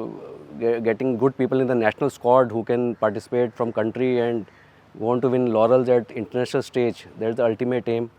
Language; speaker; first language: English; non-native, fluent; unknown